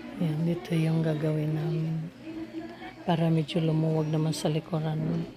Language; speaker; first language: Filipino; native; Filipino